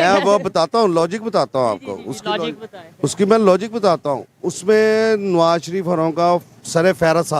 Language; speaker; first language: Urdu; non-native, local second language; Punjabi